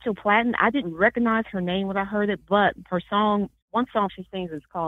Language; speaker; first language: English; native; English